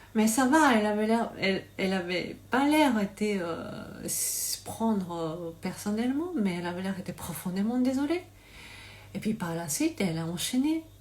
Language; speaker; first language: French; non-native, learner; Japanese